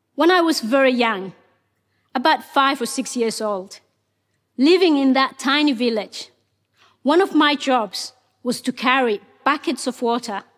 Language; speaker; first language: English; non-native, fluent; Somali